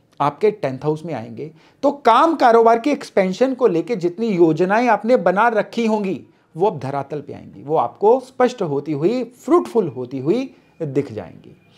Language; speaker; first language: Hindi; native; Hindi